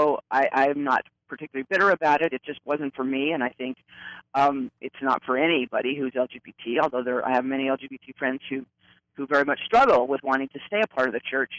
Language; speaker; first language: English; native; English